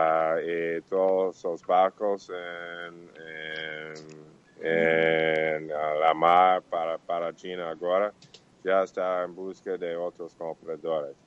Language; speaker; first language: Portuguese; non-native, learner; Spanish